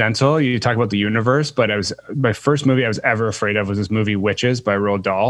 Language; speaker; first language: English; native; English